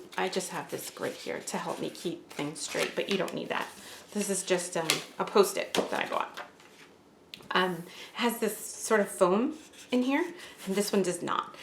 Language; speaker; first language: English; native; English